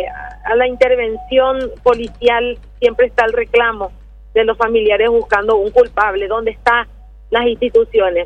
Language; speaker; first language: Spanish; native; Spanish